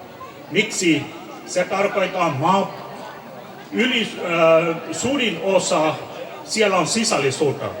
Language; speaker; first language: Finnish; non-native, fluent; Burmese